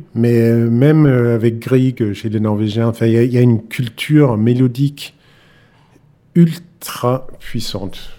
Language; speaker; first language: French; non-native, fluent; Danish